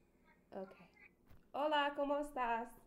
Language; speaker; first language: Spanish; non-native, learner; English